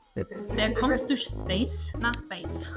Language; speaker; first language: German; non-native, learner; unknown